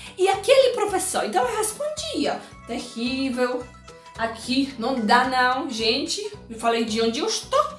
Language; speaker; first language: Portuguese; non-native, fluent; Polish